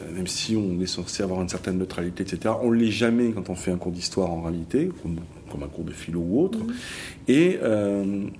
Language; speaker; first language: French; native; French